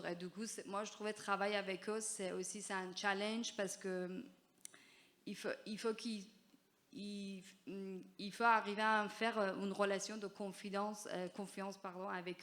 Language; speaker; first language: French; non-native, fluent; Persian